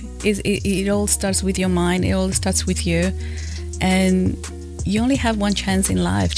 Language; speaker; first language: English; non-native, fluent; Spanish